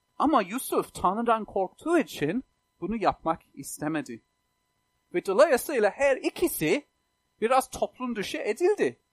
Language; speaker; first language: Turkish; non-native, fluent; English